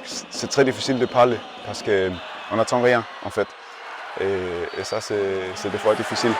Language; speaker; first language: French; non-native, learner; Danish